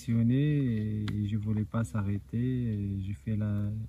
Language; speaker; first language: French; non-native, local second language; Arabic